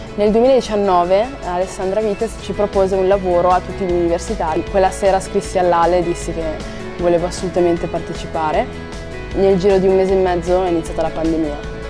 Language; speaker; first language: Italian; early bilingual, other home language; Arabic